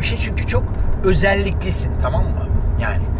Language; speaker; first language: Turkish; native; Turkish